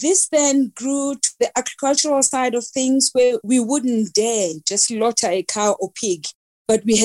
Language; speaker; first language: English; non-native, local second language; Xhosa